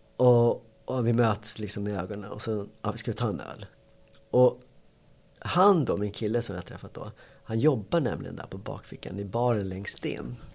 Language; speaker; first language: Swedish; early bilingual, other home language; Spanish